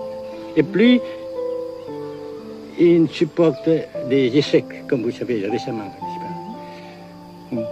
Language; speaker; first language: French; non-native, fluent; Vietnamese